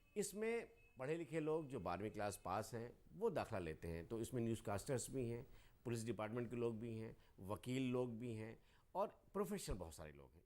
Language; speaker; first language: Urdu; native; Urdu